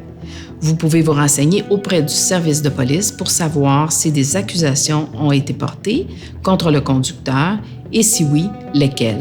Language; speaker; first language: French; native; French